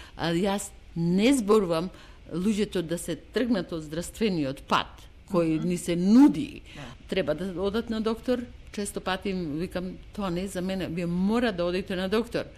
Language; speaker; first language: Macedonian; native; Macedonian